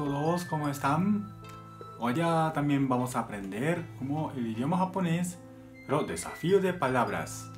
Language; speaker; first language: Spanish; non-native, fluent; Japanese